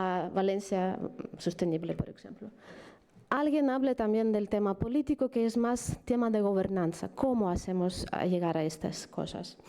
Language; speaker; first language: Spanish; non-native, fluent; Ukrainian